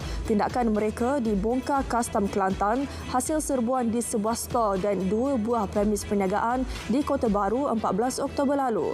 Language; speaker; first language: Malay; native; Malay